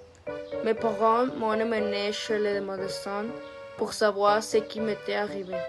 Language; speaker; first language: French; non-native, learner; Spanish